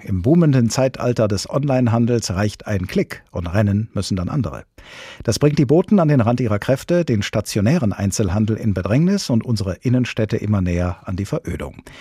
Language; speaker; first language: German; native; German